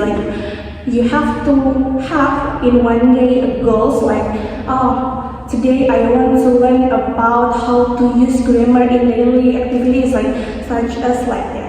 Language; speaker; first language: English; non-native, fluent; Indonesian